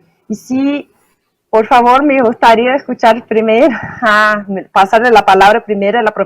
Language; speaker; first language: Spanish; non-native, fluent; Portuguese